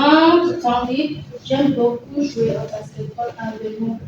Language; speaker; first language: French; non-native, learner; Indonesian